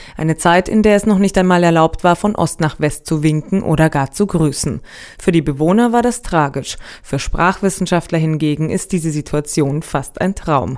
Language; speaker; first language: German; native; German